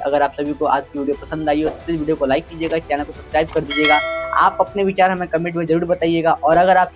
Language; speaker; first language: Hindi; native; Hindi